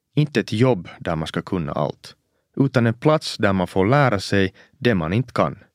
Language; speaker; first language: Swedish; native; Swedish